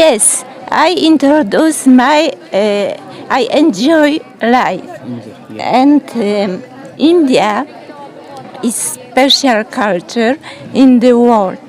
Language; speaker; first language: English; non-native, learner; Polish